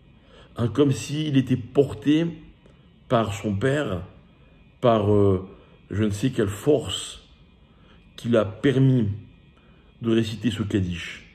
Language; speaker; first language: French; native; French